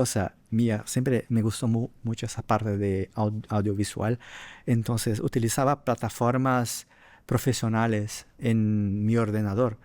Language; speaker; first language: Spanish; non-native, fluent; Portuguese